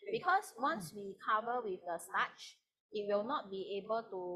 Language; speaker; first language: English; non-native, local second language; Chinese